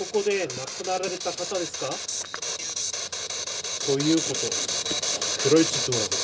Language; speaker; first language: Japanese; non-native, fluent; Korean